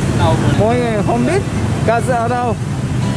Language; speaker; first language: Vietnamese; non-native, learner; Japanese